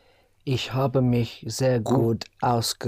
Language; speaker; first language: German; non-native, learner; English